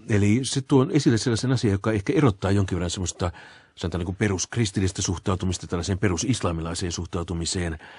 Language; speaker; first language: Finnish; native; Finnish